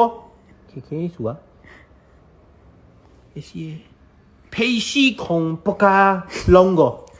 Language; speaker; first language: Portuguese; non-native, learner; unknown